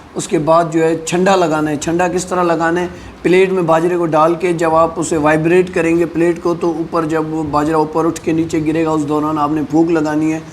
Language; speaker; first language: Urdu; non-native, local second language; Sindhi